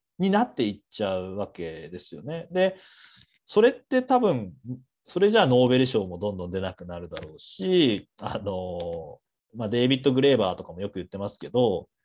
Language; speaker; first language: Japanese; native; Japanese